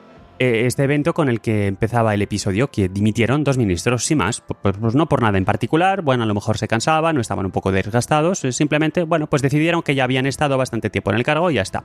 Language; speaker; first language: Spanish; native; Spanish